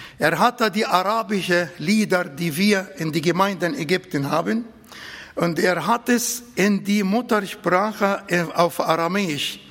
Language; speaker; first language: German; non-native, fluent; Arabic